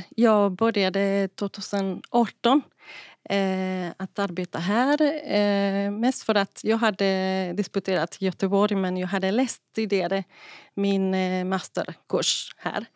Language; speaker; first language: Swedish; non-native, fluent; Spanish